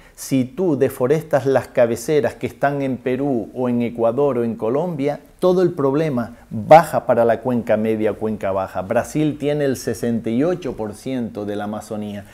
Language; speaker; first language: Spanish; native; Spanish